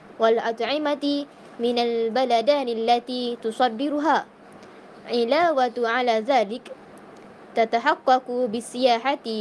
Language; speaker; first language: Arabic; non-native, learner; Malay